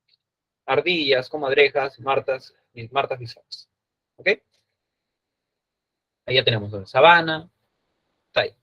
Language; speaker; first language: Spanish; native; Spanish